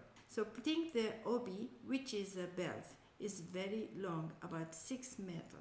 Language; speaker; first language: English; non-native, learner; Japanese